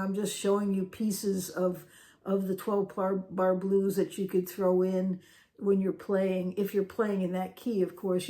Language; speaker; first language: English; native; English